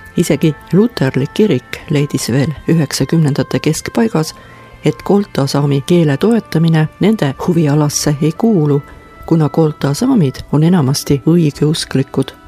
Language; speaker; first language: Estonian; native; Estonian